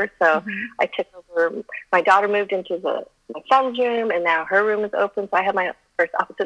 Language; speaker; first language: English; early bilingual, other home language; Chinese